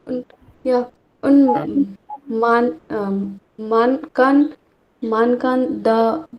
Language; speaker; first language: German; non-native, learner; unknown